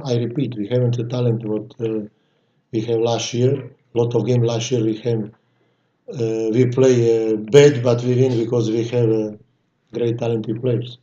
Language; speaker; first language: English; non-native, fluent; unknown